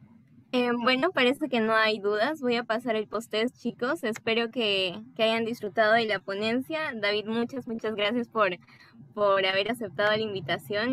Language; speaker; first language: Spanish; native; Spanish